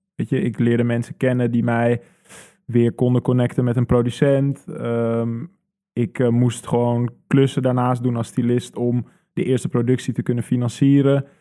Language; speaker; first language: Dutch; native; Dutch